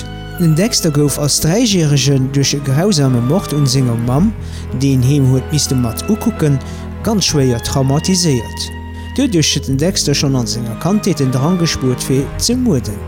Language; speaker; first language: German; non-native, learner; Luxembourgish